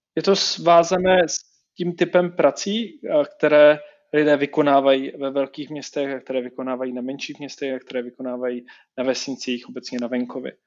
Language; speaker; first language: Czech; native; Czech